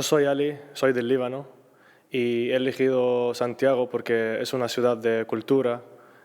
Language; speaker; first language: Spanish; non-native, fluent; Arabic